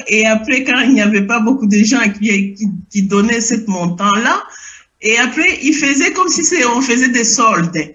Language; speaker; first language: French; non-native, local second language; Lingala